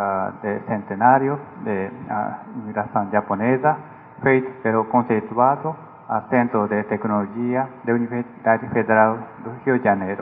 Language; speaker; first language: Portuguese; non-native, fluent; Japanese